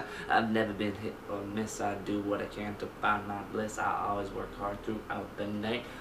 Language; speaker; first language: English; native; English